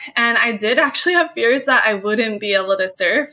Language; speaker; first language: English; native; English